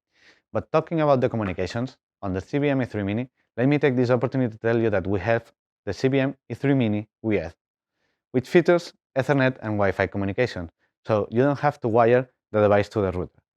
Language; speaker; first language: English; non-native, fluent; Spanish